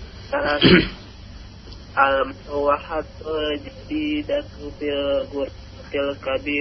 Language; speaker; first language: Arabic; non-native, learner; Indonesian